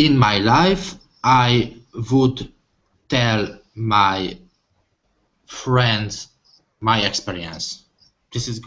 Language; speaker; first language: English; non-native, learner; Hungarian